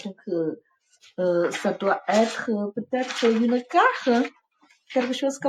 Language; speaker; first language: French; non-native, fluent; Chinese